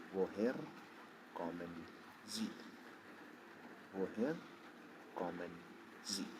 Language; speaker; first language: German; non-native, fluent; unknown